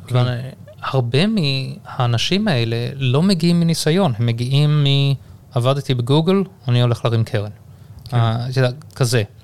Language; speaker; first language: Hebrew; early bilingual, heritage; Hebrew